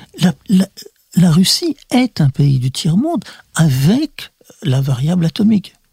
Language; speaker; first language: French; early bilingual, other home language; Russian